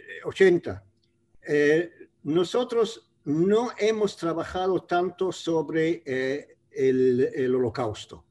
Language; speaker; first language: Spanish; non-native, fluent; English